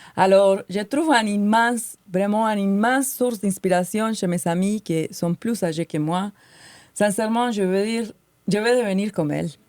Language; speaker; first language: French; non-native, fluent; Spanish